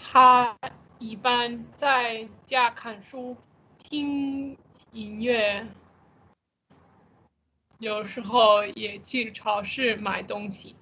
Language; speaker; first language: Chinese; non-native, learner; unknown